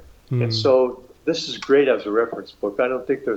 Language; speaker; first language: English; native; English